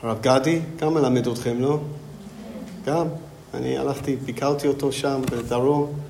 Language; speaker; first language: Hebrew; non-native, fluent; English